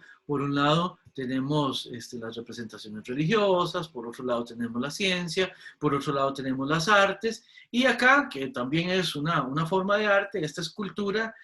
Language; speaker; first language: Spanish; native; Spanish